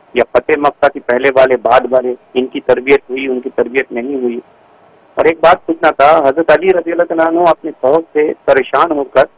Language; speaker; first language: Urdu; native; Urdu